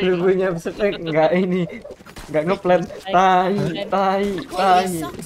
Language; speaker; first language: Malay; non-native, local second language; Javanese